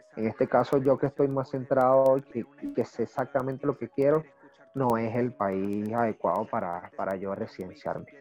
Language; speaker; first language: Spanish; native; Spanish